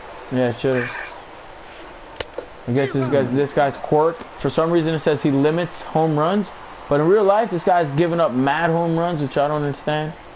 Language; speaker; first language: English; early bilingual, other home language; Spanish